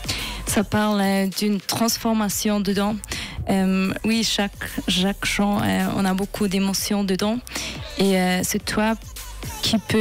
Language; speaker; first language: French; non-native, fluent; Swiss German